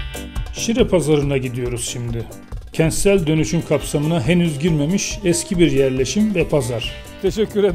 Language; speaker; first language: Turkish; native; Turkish